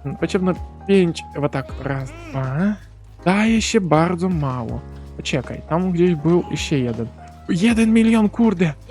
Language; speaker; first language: Polish; non-native, learner; Ukrainian